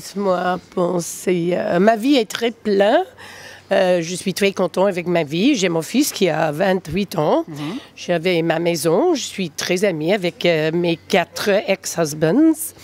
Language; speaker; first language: French; non-native, fluent; English